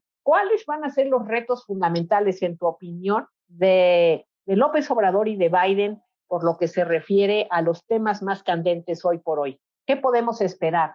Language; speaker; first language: Spanish; native; Spanish